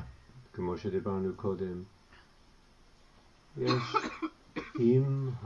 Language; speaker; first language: Hebrew; non-native, fluent; English